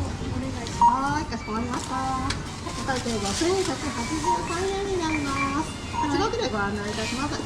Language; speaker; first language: Japanese; native; Japanese